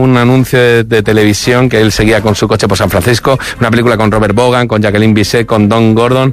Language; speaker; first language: Spanish; native; Spanish